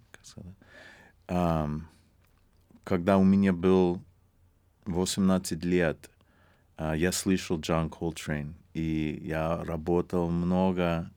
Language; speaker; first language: Russian; non-native, learner; English